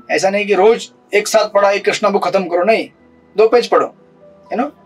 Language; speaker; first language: Hindi; non-native, local second language; Marathi